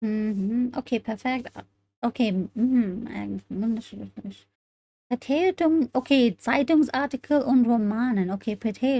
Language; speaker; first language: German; non-native, learner; English